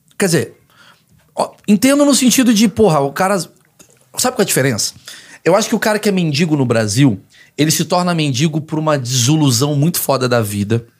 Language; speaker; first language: Portuguese; native; Portuguese